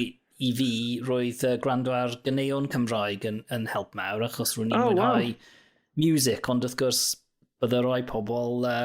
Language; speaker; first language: Welsh; non-native, local second language; English